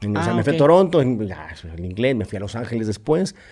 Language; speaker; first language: Spanish; native; Spanish